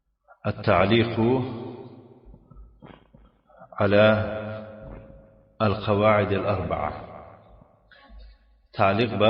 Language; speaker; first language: Arabic; non-native, fluent; Tajik